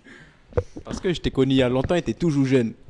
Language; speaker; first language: French; native; French